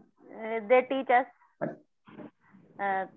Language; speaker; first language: English; non-native, learner; Hindi